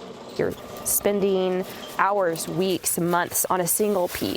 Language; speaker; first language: English; native; English